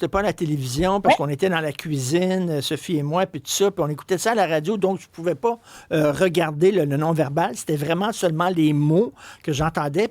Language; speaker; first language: French; native; French